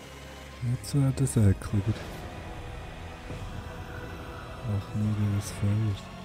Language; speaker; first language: German; native; German